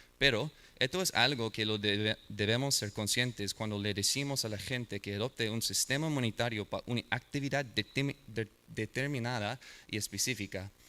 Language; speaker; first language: Spanish; non-native, learner; English